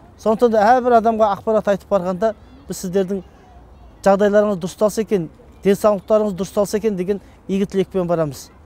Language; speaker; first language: Kazakh; early bilingual, heritage; Kazakh